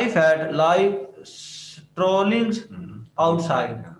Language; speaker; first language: English; non-native, learner; Urdu